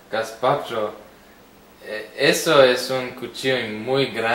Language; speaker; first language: Spanish; non-native, learner; English